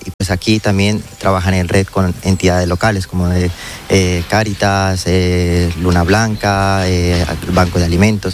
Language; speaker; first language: Spanish; native; Spanish